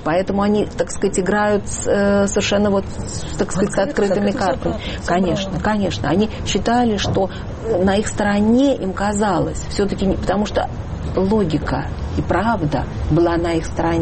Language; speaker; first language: Russian; native; Russian